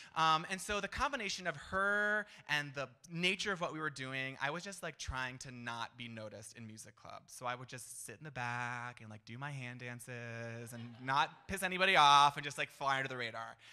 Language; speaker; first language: English; native; English